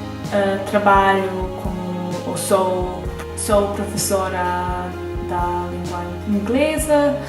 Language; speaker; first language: Portuguese; non-native, learner; Serbian